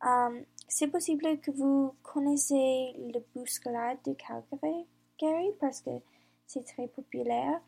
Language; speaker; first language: French; non-native, learner; English